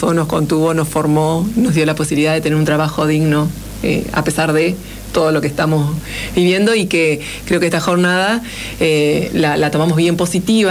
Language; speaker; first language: Spanish; native; Spanish